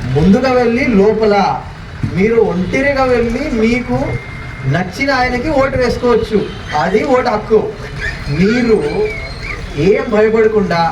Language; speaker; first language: Telugu; non-native, local second language; Marathi